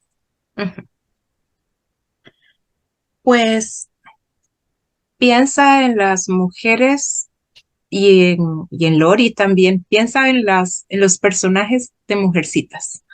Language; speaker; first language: Spanish; non-native, fluent; Portuguese